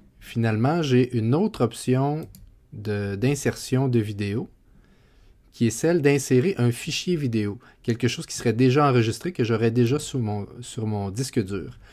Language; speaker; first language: French; native; French